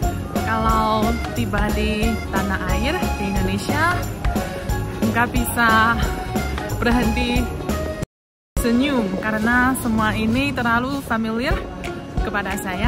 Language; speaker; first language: Indonesian; non-native, fluent; Chinese